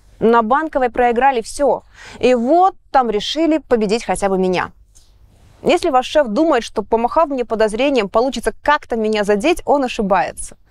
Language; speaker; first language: Russian; native; Russian